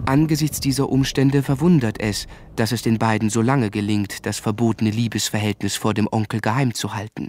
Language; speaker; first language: German; native; German